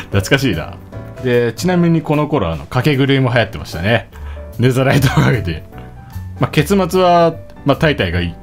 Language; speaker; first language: Japanese; native; Japanese